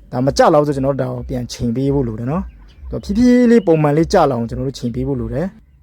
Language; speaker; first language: Burmese; native; Burmese